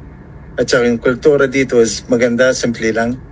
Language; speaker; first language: Filipino; non-native, fluent; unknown